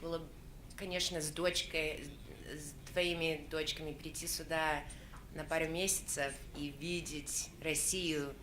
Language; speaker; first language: Russian; early bilingual, heritage; Russian